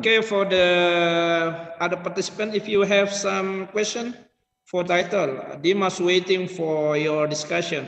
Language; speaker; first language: English; non-native, learner; Indonesian